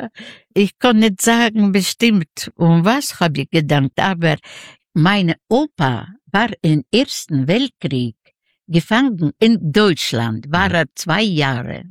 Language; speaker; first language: German; non-native, learner; Yiddish